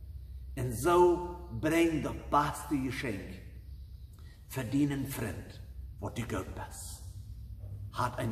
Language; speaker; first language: German; non-native, learner; Plautdietsch